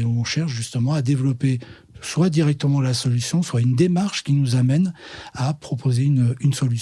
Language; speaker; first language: French; native; French